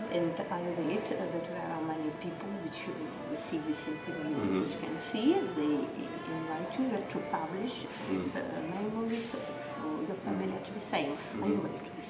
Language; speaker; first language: English; non-native, learner; Russian